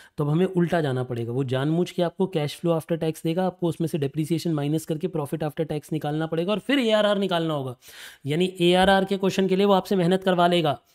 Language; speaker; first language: Hindi; native; Hindi